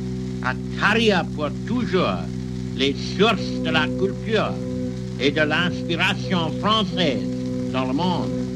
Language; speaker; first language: French; non-native, fluent; English